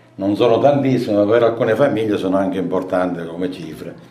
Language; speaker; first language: Italian; native; Italian